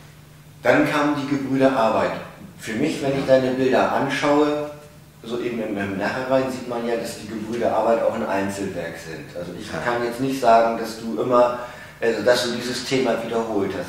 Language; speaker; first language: German; native; German